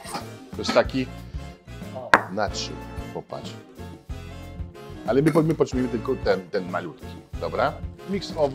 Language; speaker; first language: Polish; non-native, fluent; French